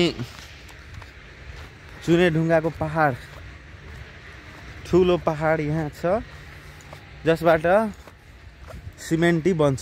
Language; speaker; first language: Nepali; non-native, local second language; Maithili